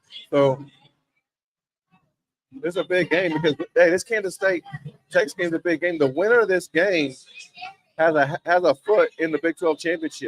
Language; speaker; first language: English; native; English